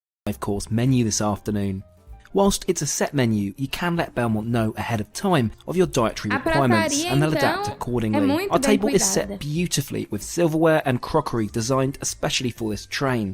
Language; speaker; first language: English; native; English